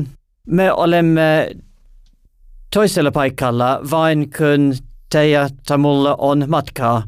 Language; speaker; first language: Finnish; non-native, learner; English